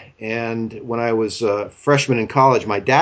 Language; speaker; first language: English; native; English